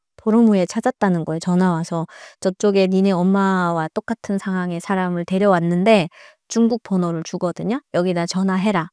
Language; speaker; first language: Korean; native; Korean